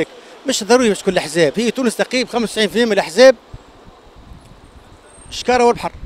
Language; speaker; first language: Arabic; native; Arabic